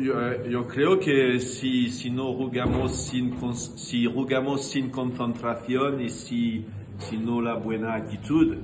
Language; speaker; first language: Spanish; non-native, learner; French